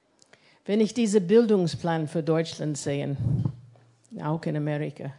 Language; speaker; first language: German; non-native, fluent; English